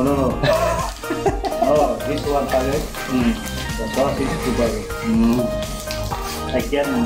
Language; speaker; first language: English; non-native, learner; Nepali